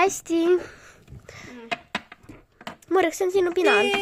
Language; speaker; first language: Estonian; non-native, local second language; Russian